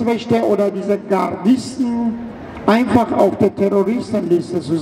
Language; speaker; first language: German; non-native, fluent; Persian